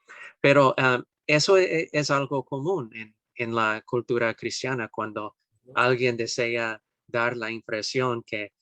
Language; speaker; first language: Spanish; non-native, fluent; English